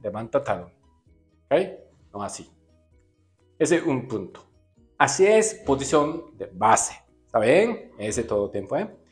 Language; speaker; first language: Spanish; non-native, learner; Japanese